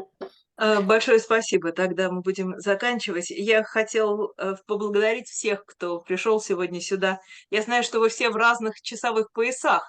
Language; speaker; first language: Russian; native; Russian